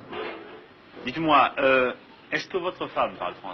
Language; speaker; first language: French; native; French